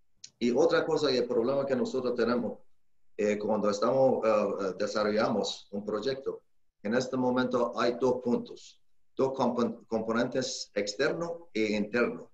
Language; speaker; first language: Spanish; non-native, learner; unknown